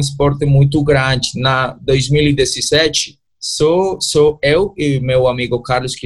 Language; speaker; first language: Portuguese; non-native, learner; Spanish